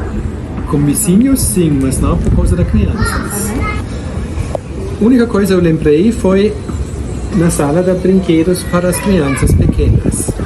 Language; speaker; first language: Portuguese; non-native, learner; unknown